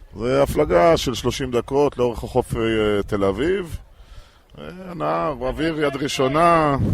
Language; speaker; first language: Hebrew; native; Hebrew